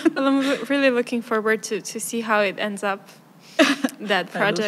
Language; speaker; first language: English; non-native, fluent; Serbian